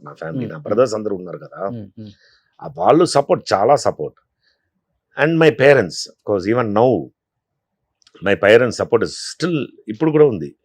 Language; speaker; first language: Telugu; non-native, fluent; Tamil